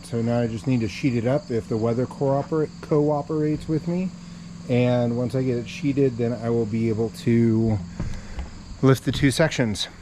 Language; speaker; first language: English; native; English